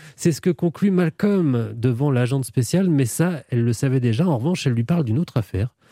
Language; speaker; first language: French; native; French